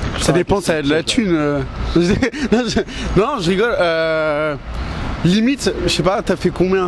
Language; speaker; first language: French; native; French